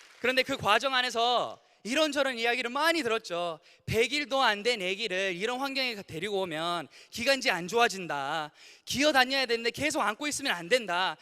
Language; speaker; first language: Korean; early bilingual, heritage; English